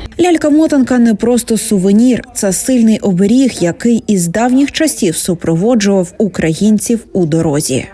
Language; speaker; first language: Ukrainian; native; Ukrainian